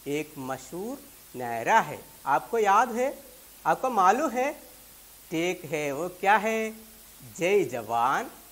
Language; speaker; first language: Urdu; non-native, local second language; Malayalam